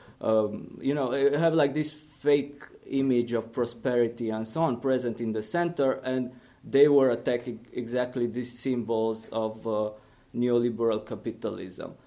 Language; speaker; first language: English; non-native, fluent; Romanian